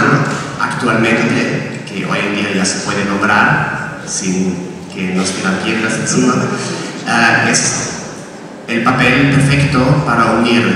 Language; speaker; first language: Spanish; non-native, fluent; German